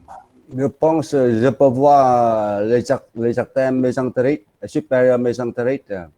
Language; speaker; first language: French; non-native, learner; Vietnamese